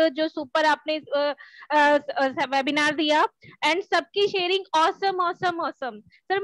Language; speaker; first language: Hindi; native; Hindi